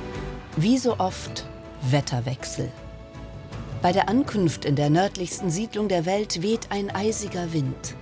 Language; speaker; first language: German; native; German